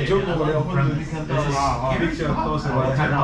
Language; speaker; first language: Chinese; non-native, learner; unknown